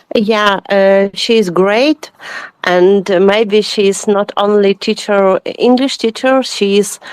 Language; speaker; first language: English; non-native, learner; Ukrainian